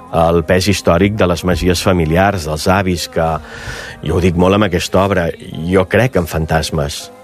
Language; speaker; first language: Catalan; native; Catalan